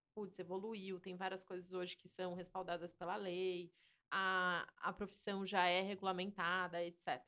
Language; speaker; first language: Portuguese; native; Portuguese